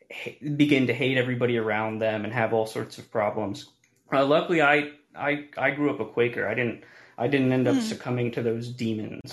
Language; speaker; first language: English; native; English